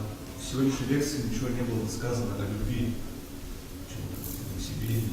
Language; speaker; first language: Russian; native; Russian